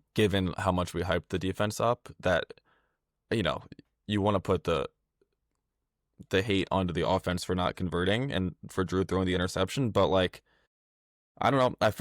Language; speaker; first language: English; native; English